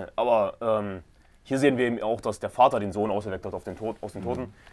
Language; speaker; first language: German; native; German